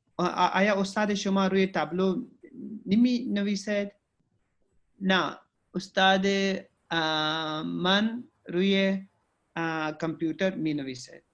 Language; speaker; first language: Persian; non-native, learner; Urdu